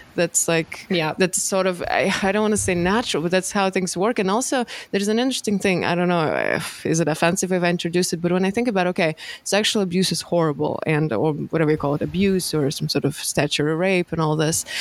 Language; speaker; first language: English; non-native, fluent; Russian